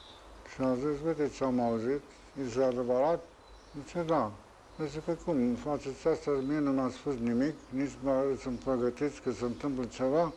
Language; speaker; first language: Romanian; non-native, local second language; English